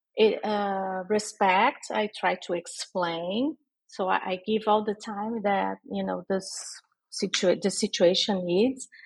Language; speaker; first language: English; non-native, fluent; Portuguese